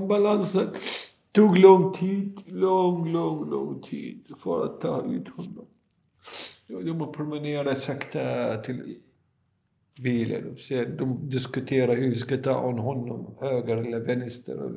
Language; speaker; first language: Swedish; non-native, learner; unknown